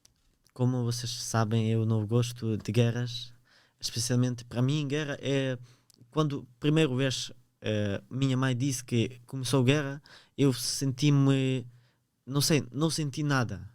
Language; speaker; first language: Portuguese; early bilingual, other home language; Ukrainian